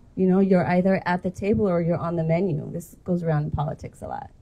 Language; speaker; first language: English; native; English